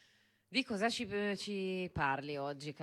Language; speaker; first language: Italian; native; Italian